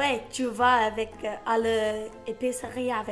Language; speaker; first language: French; non-native, learner; English